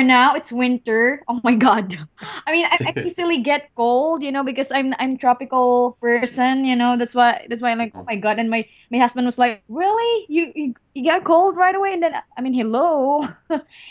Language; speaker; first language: English; non-native, local second language; Cebuano